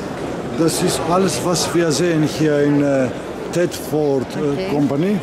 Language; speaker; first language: German; non-native, learner; Greek